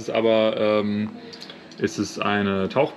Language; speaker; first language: German; native; German